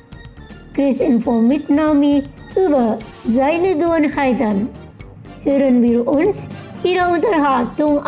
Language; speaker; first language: German; non-native, fluent; Indonesian